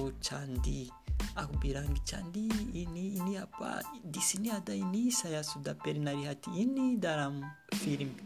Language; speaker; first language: Indonesian; non-native, learner; Kinyarwanda